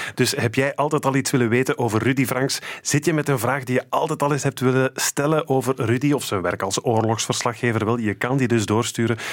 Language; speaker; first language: Dutch; native; Dutch